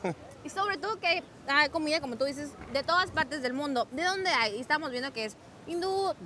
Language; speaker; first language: Spanish; native; Spanish